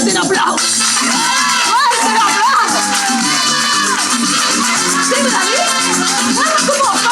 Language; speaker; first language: Italian; non-native, learner; Spanish